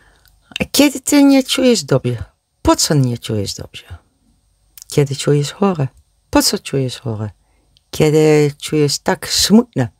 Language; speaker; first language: Polish; non-native, learner; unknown